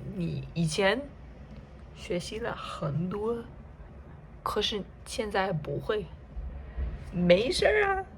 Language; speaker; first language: Chinese; non-native, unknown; English